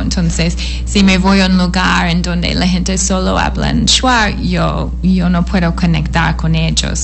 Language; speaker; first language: Spanish; non-native, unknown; English